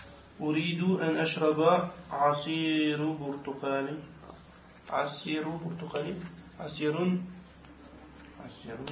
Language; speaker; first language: Arabic; non-native, learner; French